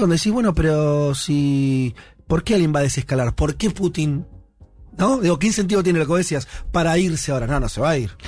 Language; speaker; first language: Spanish; native; Spanish